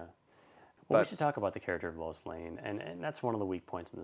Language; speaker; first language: English; native; English